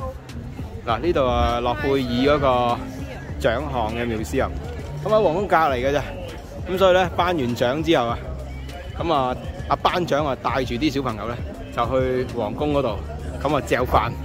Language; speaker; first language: Cantonese; native; Cantonese